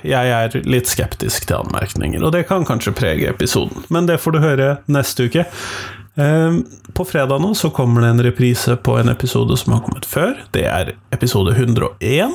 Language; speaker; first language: Norwegian; native; Norwegian